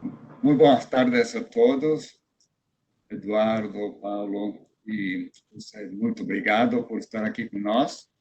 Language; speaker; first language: Portuguese; non-native, fluent; Spanish